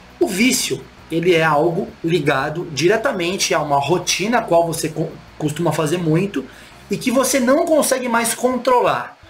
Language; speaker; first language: Portuguese; native; Portuguese